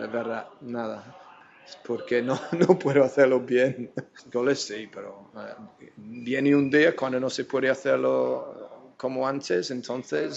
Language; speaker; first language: Spanish; non-native, fluent; English